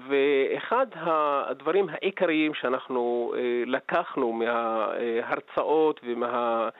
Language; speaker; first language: Hebrew; non-native, local second language; Arabic